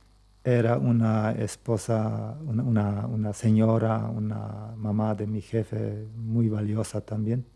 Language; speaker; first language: Spanish; non-native, local second language; Plautdietsch